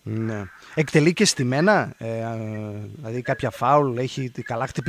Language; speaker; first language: Greek; native; Greek